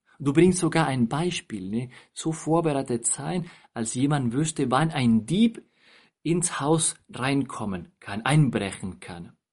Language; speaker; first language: German; non-native, fluent; Spanish